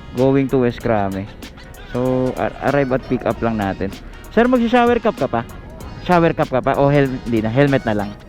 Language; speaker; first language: Filipino; native; Filipino